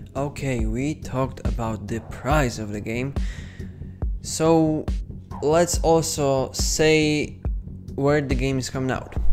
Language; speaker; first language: English; non-native, fluent; Polish